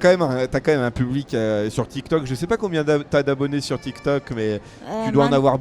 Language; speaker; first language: French; native; French